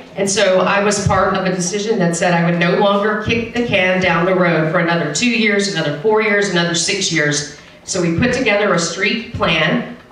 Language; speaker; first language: English; native; English